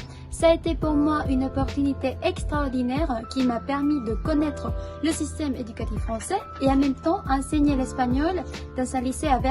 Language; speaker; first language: French; non-native, fluent; Spanish